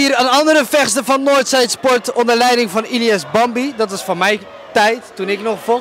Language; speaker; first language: Dutch; native; Dutch